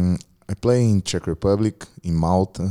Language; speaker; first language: English; non-native, learner; Portuguese